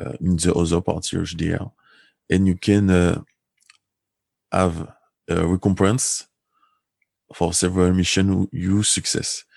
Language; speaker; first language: English; non-native, learner; French